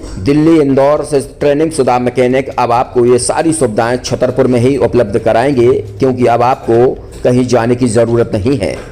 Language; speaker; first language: Hindi; native; Hindi